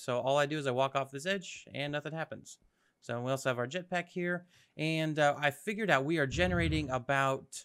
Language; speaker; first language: English; native; English